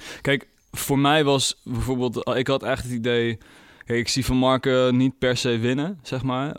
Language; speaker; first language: Dutch; native; Dutch